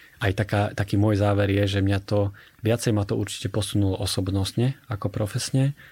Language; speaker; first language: Slovak; native; Slovak